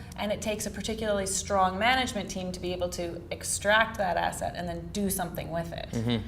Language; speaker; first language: English; native; English